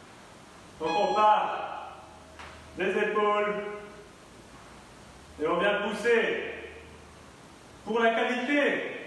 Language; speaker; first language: French; native; French